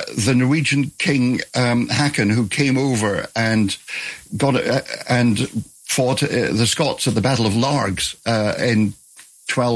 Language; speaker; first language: English; native; English